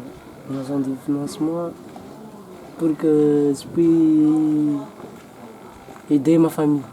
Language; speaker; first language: French; non-native, local second language; Malagasy